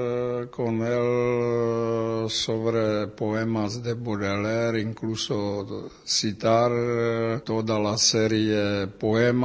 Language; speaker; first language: Spanish; non-native, learner; Czech